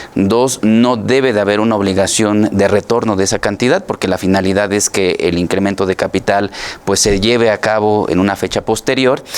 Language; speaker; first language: Spanish; native; Spanish